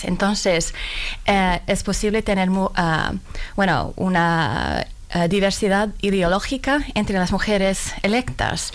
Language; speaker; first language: Spanish; non-native, fluent; Finnish